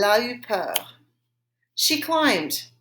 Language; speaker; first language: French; non-native, fluent; English